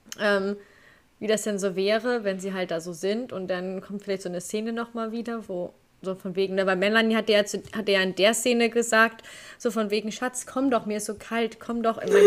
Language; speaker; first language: German; native; German